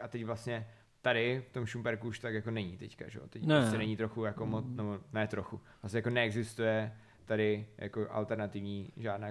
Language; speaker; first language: Czech; native; Czech